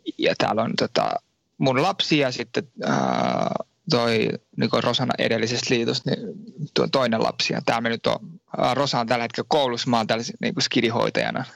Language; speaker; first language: Finnish; native; Finnish